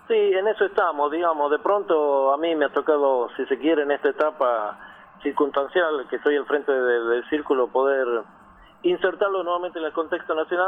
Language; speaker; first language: Spanish; native; Spanish